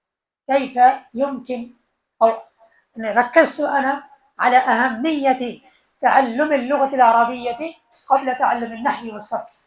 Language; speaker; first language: Arabic; non-native, fluent; Bangla